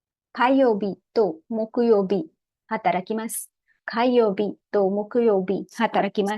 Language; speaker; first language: Japanese; non-native, learner; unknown